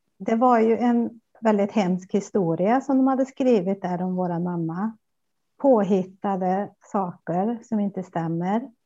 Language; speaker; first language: Swedish; early bilingual, other home language; Spanish